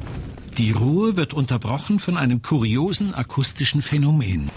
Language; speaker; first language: German; native; German